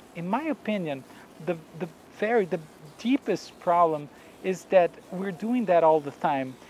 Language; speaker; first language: English; non-native, fluent; Portuguese